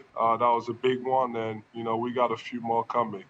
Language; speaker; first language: English; non-native, local second language; French